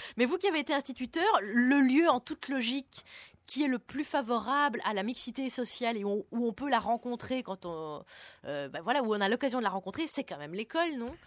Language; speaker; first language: French; native; French